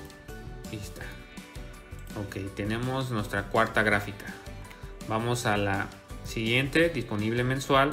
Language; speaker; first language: Spanish; native; Spanish